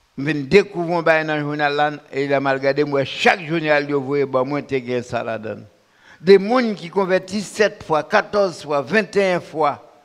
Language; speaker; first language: French; non-native, local second language; Haitian Creole